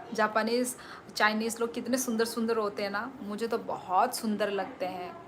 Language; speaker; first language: Hindi; non-native, local second language; Kok Borok